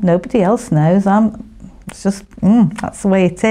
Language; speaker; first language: English; native; English